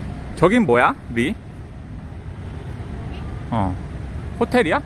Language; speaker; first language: Korean; native; Korean